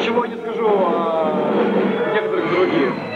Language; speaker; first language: Russian; native; Russian